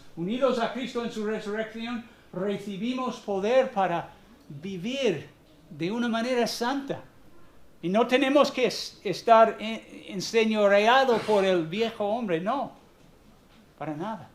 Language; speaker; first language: Spanish; non-native, fluent; English